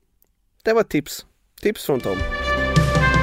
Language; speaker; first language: Swedish; native; Swedish